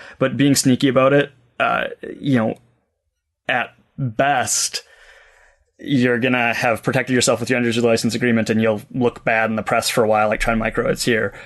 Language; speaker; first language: English; native; English